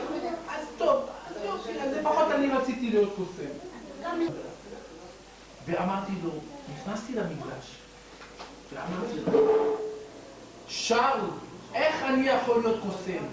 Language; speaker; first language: Hebrew; native; Hebrew